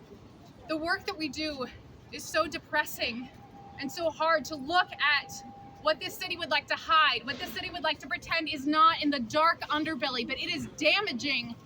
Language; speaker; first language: English; native; English